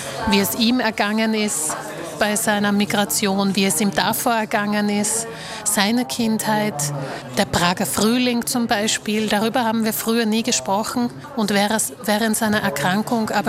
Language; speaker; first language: German; early bilingual, other home language; Slovak